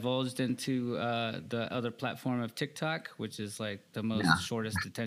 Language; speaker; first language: English; early bilingual, other home language; Spanish